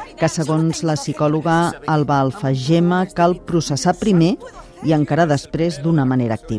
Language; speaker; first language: Catalan; native; Catalan